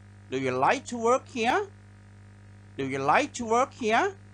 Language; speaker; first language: English; non-native, fluent; Thai